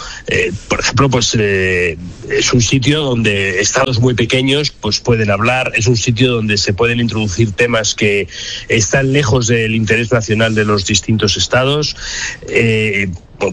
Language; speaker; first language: Spanish; native; Spanish